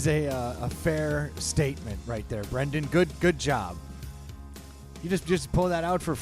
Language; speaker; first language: English; native; English